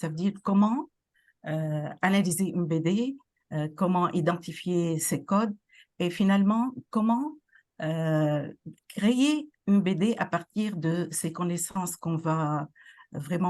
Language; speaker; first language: French; non-native, local second language; Arabic